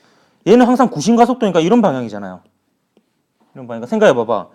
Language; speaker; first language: Korean; native; Korean